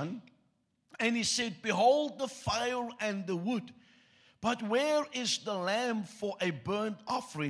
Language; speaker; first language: English; non-native, local second language; Afrikaans